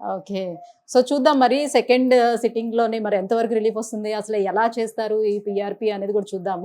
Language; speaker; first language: Telugu; native; Telugu